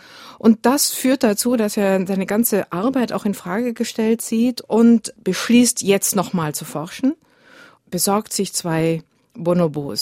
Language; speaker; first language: German; native; German